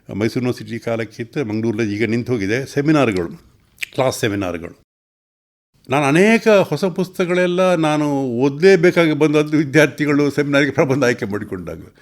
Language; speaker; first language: Kannada; non-native, local second language; Tulu